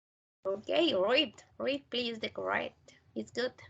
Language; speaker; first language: English; non-native, fluent; Spanish